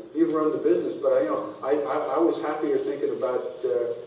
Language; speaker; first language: English; native; English